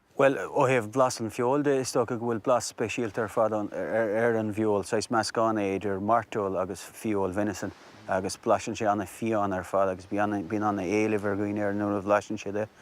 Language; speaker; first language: Irish; native; Irish